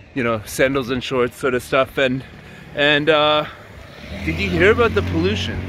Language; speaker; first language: English; native; English